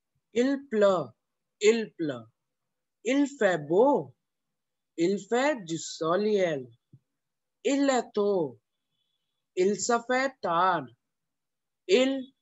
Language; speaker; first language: French; non-native, learner; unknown